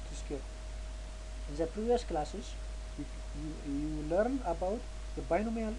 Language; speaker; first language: English; non-native, local second language; Amharic